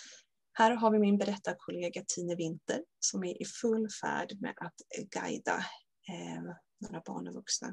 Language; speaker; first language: Swedish; native; Swedish